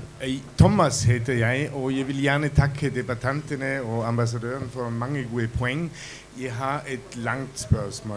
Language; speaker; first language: Norwegian; non-native, fluent; German